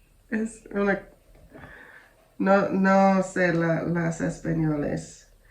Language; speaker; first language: Spanish; non-native, learner; English